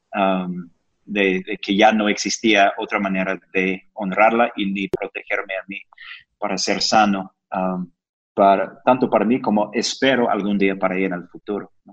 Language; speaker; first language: Spanish; non-native, fluent; English